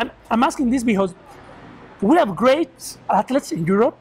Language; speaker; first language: English; non-native, learner; Italian